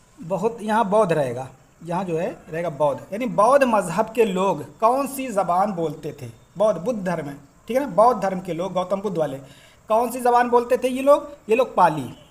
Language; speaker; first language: Hindi; native; Hindi